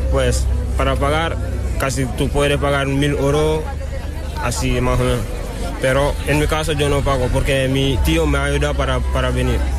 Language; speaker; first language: Spanish; non-native, learner; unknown